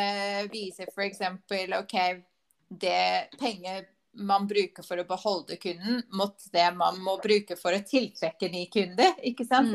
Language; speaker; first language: Swedish; non-native, fluent; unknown